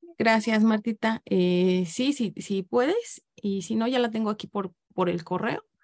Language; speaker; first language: Spanish; native; Spanish